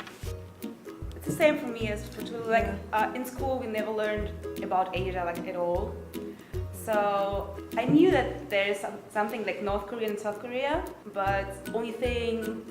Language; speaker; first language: English; non-native, fluent; German